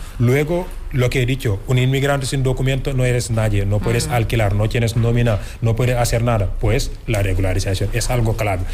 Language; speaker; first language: Spanish; non-native, fluent; Wolof